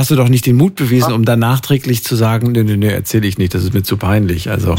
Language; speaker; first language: German; native; German